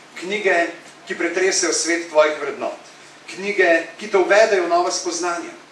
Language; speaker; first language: Slovenian; native; Slovenian